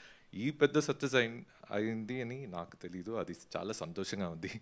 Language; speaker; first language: Telugu; non-native, learner; Tamil